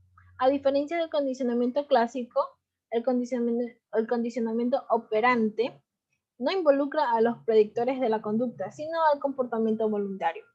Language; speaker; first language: Spanish; native; Spanish